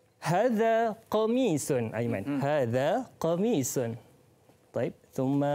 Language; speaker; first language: Arabic; non-native, fluent; Malay